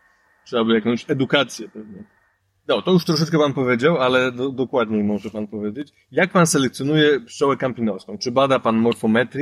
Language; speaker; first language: Polish; native; Polish